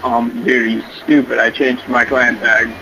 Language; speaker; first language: English; native; English